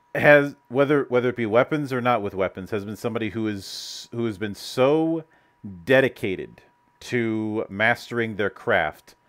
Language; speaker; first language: English; native; English